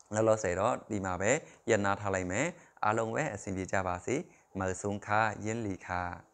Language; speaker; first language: Burmese; non-native, local second language; Shan